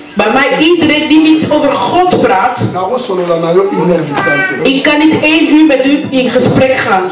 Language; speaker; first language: Dutch; non-native, learner; Lingala